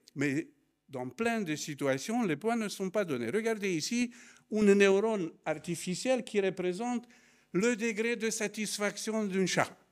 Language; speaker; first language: French; non-native, fluent; Romanian